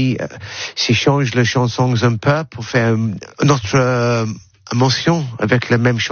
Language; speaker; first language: French; non-native, learner; English